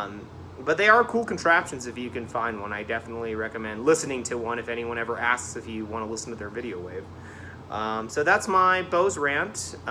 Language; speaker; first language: English; native; English